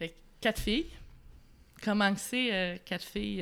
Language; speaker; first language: French; native; French